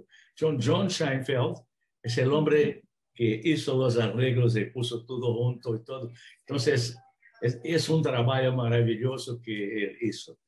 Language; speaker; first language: Spanish; non-native, fluent; Portuguese